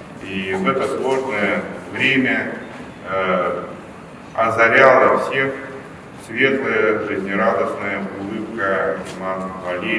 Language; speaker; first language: Russian; native; Russian